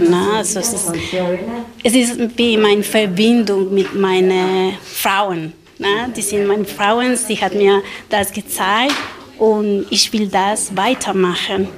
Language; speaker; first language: German; non-native, fluent; Spanish